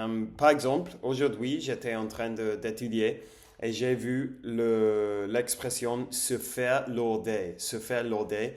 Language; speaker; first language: French; non-native, learner; English